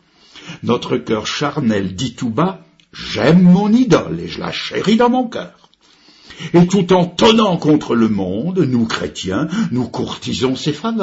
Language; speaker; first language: French; native; French